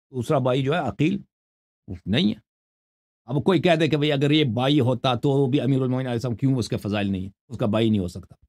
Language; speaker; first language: Urdu; native; Urdu